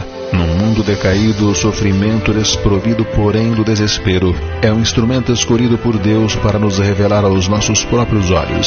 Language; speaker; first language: Portuguese; native; Portuguese